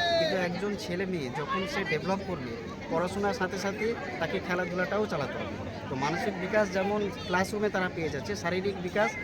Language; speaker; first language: Bangla; native; Bangla